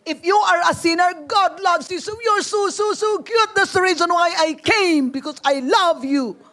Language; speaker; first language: English; non-native, local second language; Filipino